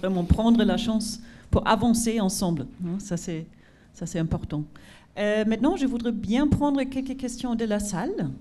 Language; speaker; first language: French; non-native, fluent; German